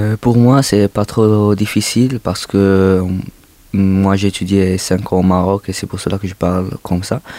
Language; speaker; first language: French; non-native, learner; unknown